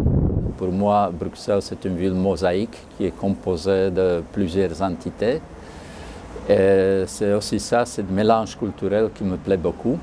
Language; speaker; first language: French; non-native, fluent; Slovak